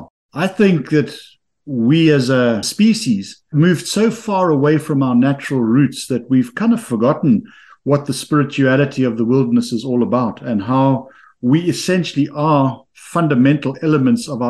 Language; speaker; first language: English; native; English